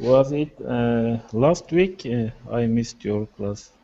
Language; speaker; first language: English; non-native, learner; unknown